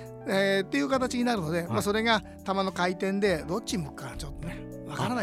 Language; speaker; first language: Japanese; native; Japanese